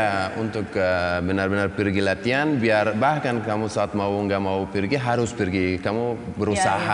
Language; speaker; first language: Indonesian; non-native, learner; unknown